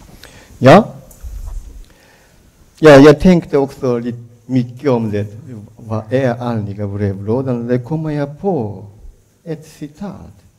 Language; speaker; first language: Swedish; non-native, fluent; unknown